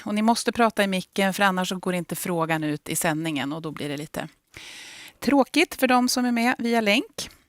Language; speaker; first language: Swedish; native; Swedish